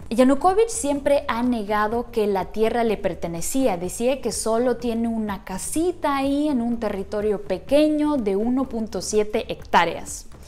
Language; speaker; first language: Spanish; non-native, fluent; Ukrainian